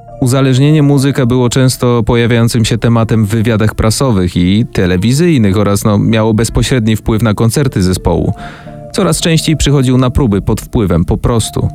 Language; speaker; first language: Polish; native; Polish